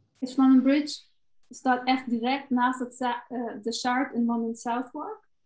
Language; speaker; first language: Dutch; non-native, fluent; German